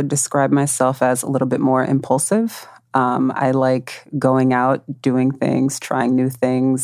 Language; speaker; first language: English; native; English